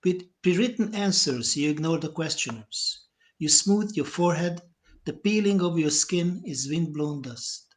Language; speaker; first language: English; non-native, fluent; Hungarian